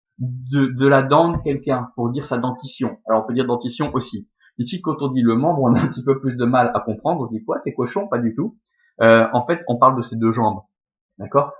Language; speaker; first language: French; native; French